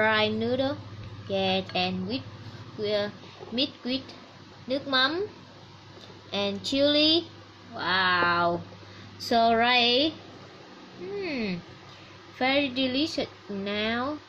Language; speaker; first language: English; non-native, learner; Vietnamese